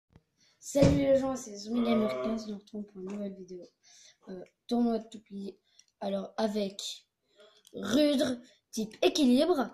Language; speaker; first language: French; native; French